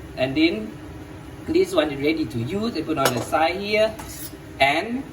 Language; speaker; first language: English; non-native, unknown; Thai